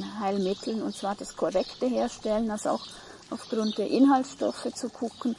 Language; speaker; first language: German; native; German